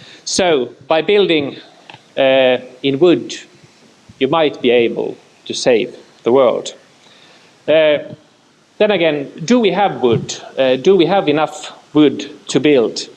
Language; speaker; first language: English; non-native, fluent; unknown